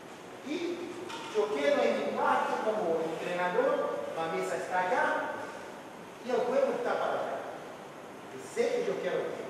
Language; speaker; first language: Spanish; non-native, fluent; Portuguese